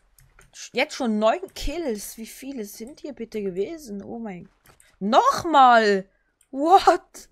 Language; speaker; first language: German; native; German